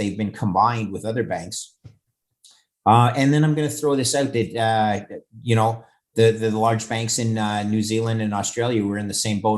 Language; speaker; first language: English; native; English